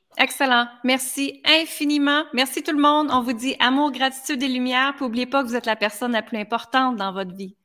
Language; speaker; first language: French; native; French